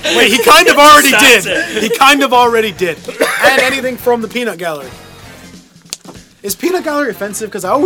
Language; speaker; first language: English; native; English